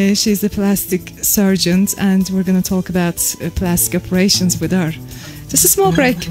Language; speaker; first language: English; non-native, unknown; Turkish